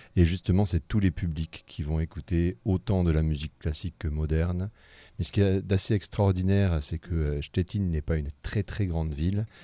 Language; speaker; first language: French; native; French